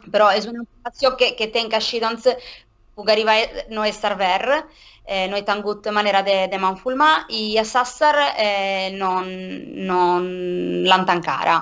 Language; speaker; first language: Catalan; non-native, local second language; Italian